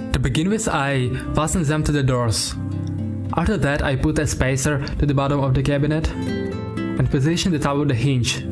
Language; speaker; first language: English; non-native, learner; Ukrainian